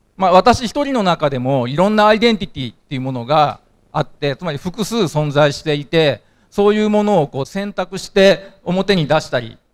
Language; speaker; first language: Japanese; native; Japanese